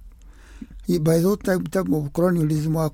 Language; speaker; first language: English; non-native, local second language; Kikuyu